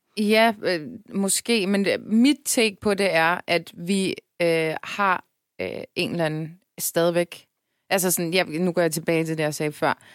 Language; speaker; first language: Danish; early bilingual, other home language; Turkish